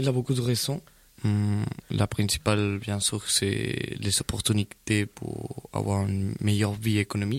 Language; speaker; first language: French; non-native, learner; Spanish